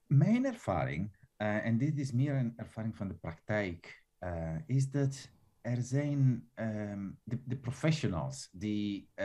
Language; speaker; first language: Dutch; non-native, fluent; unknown